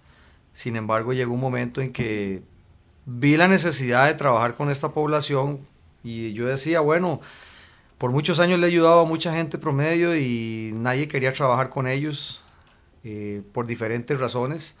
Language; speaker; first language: Spanish; native; Spanish